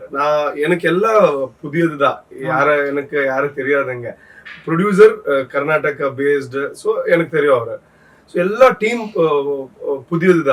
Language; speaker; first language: Tamil; non-native, learner; Tulu